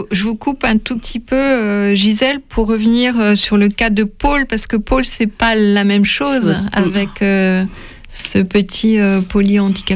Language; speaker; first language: French; native; French